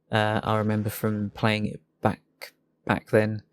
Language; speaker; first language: English; native; English